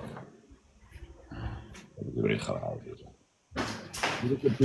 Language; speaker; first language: French; non-native, local second language; Arabic